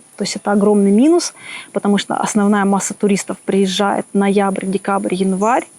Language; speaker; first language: Russian; native; Russian